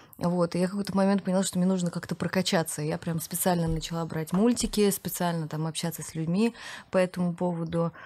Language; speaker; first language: Russian; native; Russian